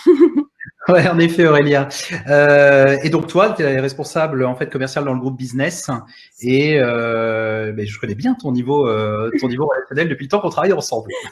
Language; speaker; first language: French; native; French